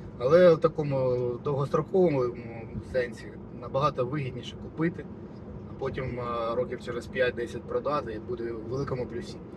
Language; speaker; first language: Ukrainian; native; Ukrainian